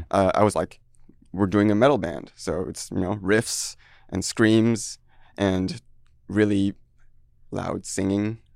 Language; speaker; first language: English; early bilingual, heritage; French